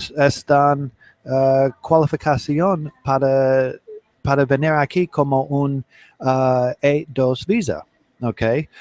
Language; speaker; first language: Spanish; non-native, learner; English